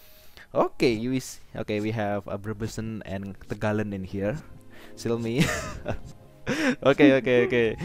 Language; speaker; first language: English; non-native, learner; Indonesian